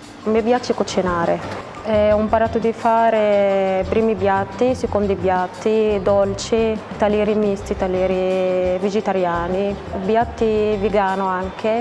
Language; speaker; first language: Italian; non-native, learner; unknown